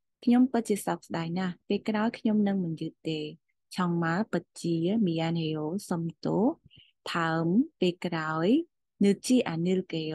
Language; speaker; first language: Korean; non-native, fluent; Khmer